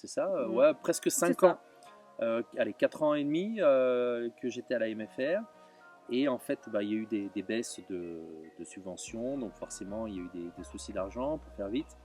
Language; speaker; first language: French; native; French